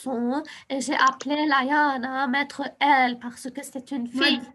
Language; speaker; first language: French; non-native, fluent; Arabic